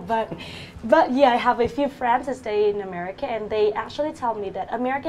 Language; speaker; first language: English; non-native, fluent; Vietnamese